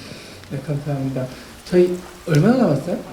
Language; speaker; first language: Korean; native; Korean